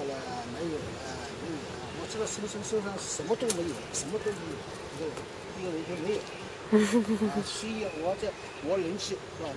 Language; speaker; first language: Chinese; native; Chinese